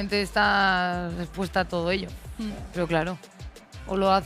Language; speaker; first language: Spanish; native; Spanish